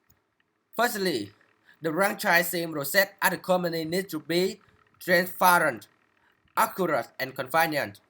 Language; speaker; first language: English; non-native, learner; Vietnamese